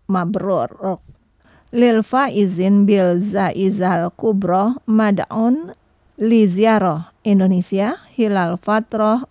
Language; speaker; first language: Arabic; non-native, learner; Indonesian